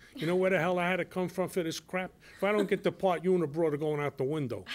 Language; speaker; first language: English; native; English